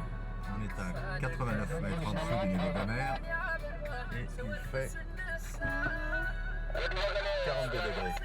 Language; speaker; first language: French; native; French